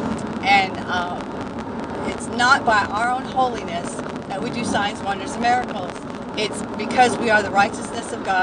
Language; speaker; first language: English; native; English